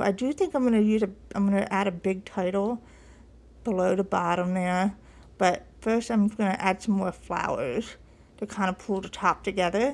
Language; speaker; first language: English; native; English